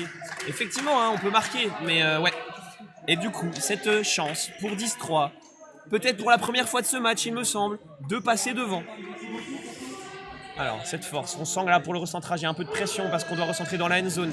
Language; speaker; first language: French; native; French